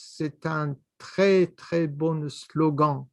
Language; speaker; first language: French; non-native, fluent; Persian